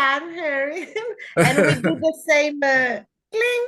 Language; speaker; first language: English; non-native, learner; Spanish